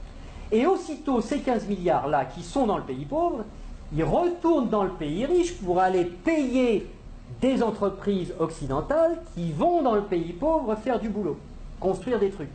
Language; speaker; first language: French; native; French